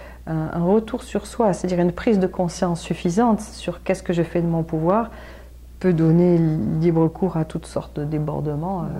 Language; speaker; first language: French; native; French